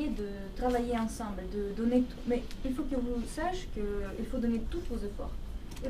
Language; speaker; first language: French; non-native, fluent; Russian